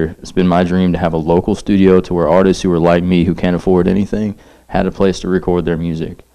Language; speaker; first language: English; native; English